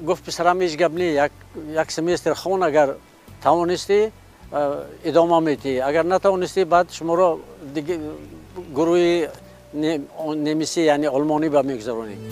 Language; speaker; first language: Persian; non-native, local second language; Shughni